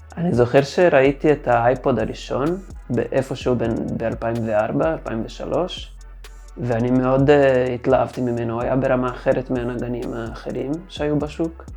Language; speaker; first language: Hebrew; non-native, fluent; Portuguese